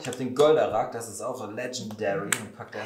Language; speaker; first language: German; native; German